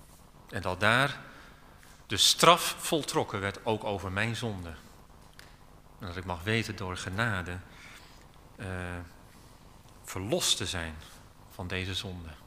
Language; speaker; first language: Dutch; native; Dutch